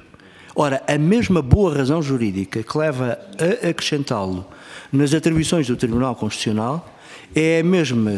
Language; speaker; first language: Portuguese; native; Portuguese